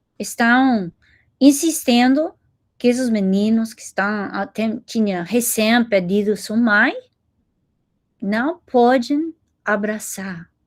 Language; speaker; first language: Portuguese; non-native, learner; English